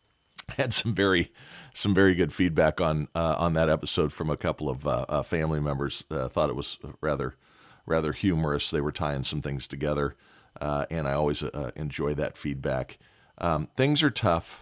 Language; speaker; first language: English; native; English